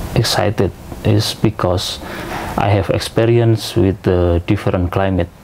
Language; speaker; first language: English; non-native, learner; Indonesian